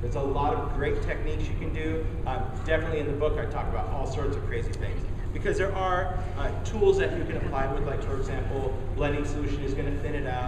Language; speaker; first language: English; native; English